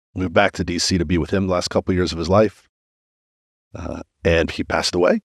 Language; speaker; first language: English; native; English